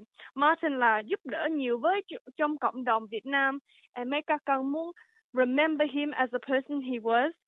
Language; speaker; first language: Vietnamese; early bilingual, heritage; Vietnamese